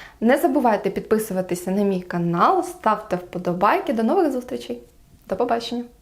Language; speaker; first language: Ukrainian; non-native, local second language; Russian